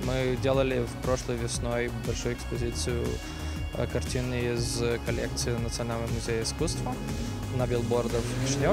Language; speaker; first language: Russian; non-native, local second language; Romanian